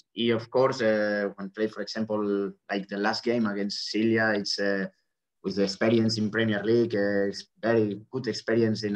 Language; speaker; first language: English; non-native, fluent; Spanish